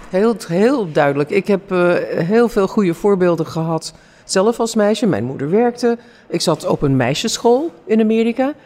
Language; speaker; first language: Dutch; non-native, fluent; English